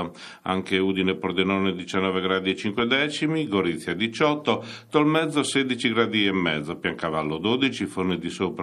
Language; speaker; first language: Italian; native; Italian